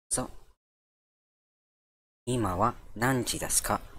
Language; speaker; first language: Japanese; non-native, learner; English